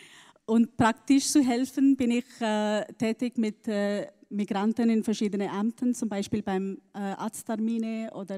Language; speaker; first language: German; non-native, learner; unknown